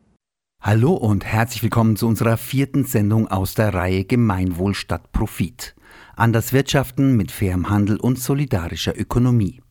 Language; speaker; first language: German; native; German